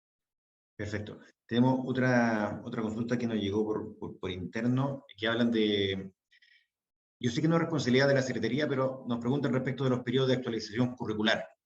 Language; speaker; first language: Spanish; native; Spanish